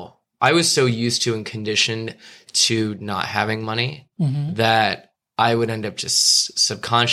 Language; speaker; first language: English; native; English